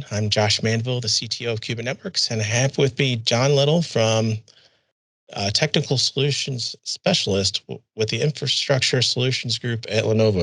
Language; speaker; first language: English; native; English